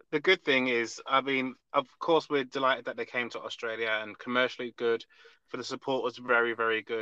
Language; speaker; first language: English; native; English